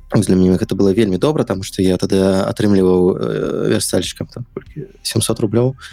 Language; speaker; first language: Belarusian; non-native, local second language; Russian